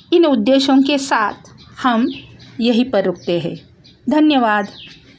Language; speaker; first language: Hindi; non-native, local second language; Marathi